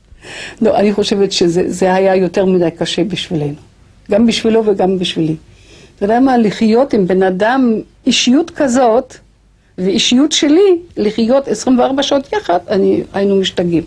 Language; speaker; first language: Hebrew; non-native, fluent; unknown